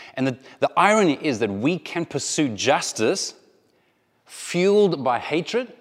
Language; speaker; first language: English; native; English